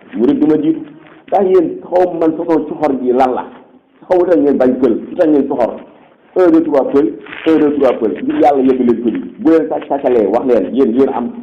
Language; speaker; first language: Wolof; non-native, local second language; Fula